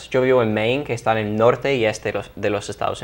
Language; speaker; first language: Spanish; non-native, fluent; English